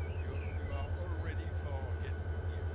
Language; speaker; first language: English; non-native, learner; French